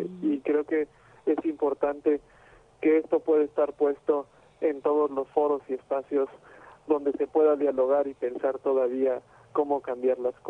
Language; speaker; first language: Spanish; native; Spanish